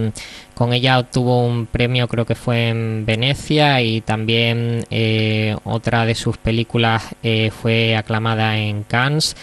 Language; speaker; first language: Spanish; native; Spanish